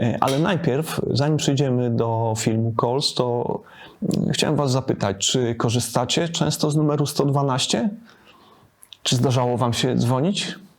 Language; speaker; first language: Polish; native; Polish